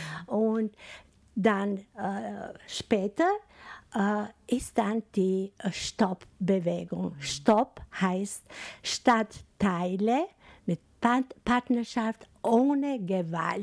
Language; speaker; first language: German; non-native, learner; Albanian